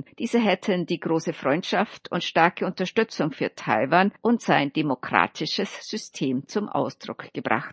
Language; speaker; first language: German; native; German